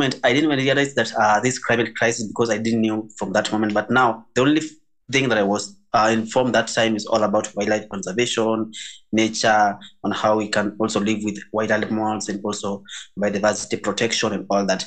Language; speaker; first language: English; non-native, local second language; Masai